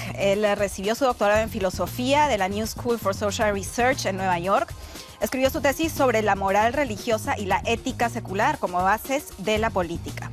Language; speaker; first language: Spanish; native; Spanish